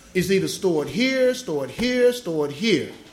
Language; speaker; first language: English; native; English